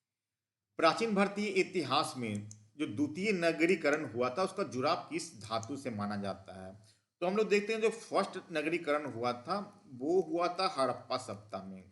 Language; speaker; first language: Hindi; native; Hindi